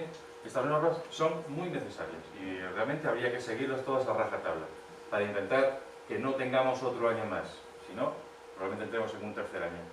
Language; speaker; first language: Spanish; native; Spanish